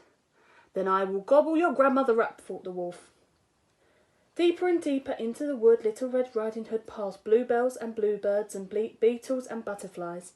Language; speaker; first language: English; native; English